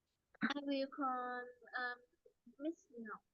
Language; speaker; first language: English; non-native, learner; Vietnamese